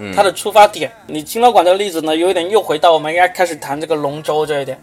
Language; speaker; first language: Chinese; native; Chinese